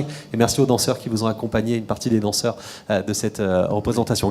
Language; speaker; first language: French; native; French